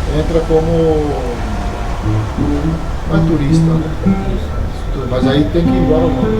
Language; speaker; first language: Portuguese; native; Portuguese